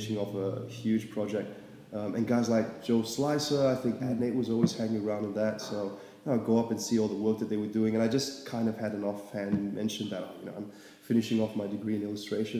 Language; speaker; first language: English; native; English